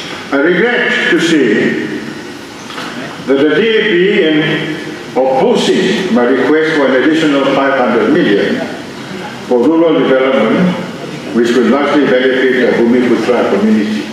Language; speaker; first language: English; non-native, local second language; Malay